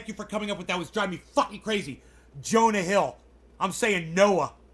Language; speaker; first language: English; native; English